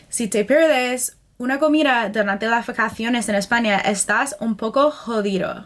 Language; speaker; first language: Spanish; non-native, fluent; English